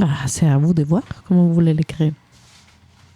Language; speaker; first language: French; native; French